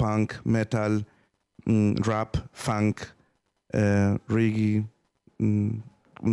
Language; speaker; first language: German; non-native, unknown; Spanish